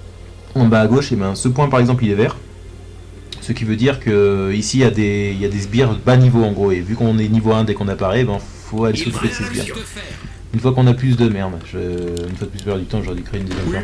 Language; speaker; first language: French; native; French